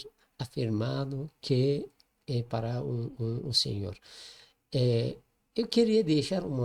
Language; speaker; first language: Portuguese; non-native, learner; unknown